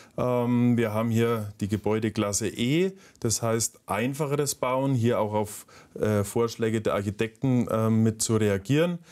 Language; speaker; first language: German; native; German